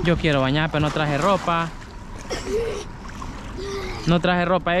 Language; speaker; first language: Spanish; native; Spanish